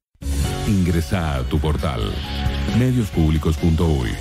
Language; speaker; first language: Spanish; native; Spanish